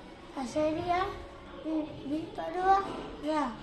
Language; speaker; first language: Basque; non-native, local second language; Spanish